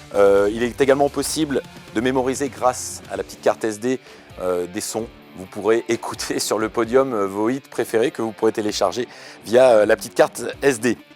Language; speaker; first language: French; native; French